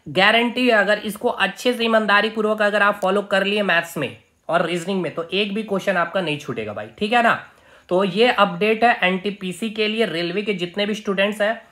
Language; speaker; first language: Hindi; native; Hindi